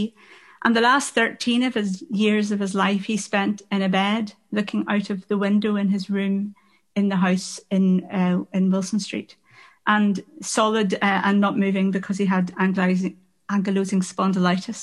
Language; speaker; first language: English; native; English